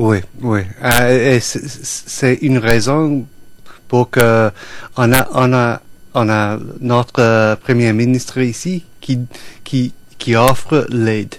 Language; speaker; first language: French; non-native, fluent; English